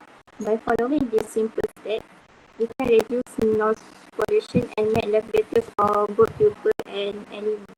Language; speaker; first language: English; non-native, local second language; Malay